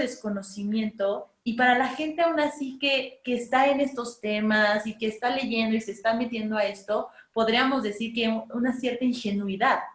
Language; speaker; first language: Spanish; native; Spanish